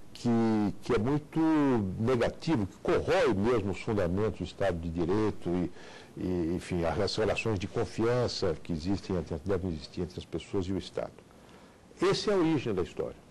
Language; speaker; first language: Portuguese; native; Portuguese